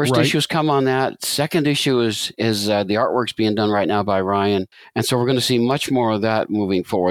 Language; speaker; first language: English; native; English